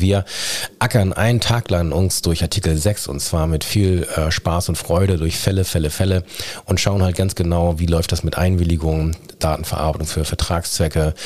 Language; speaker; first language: German; native; German